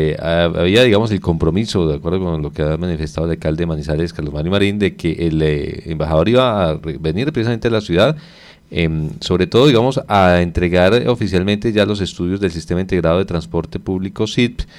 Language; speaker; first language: Spanish; native; Spanish